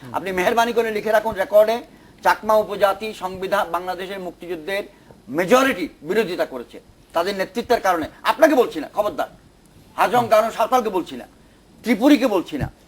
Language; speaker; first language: Bangla; native; Bangla